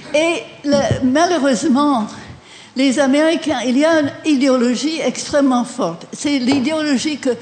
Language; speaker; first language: French; non-native, fluent; English